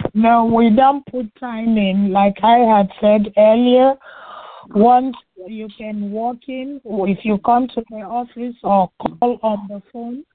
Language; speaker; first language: English; non-native, local second language; Igbo